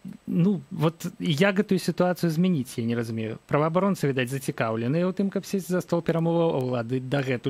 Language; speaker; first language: Belarusian; native; Belarusian